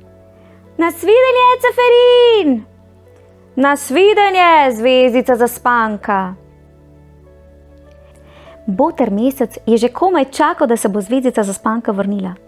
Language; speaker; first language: Slovenian; native; Slovenian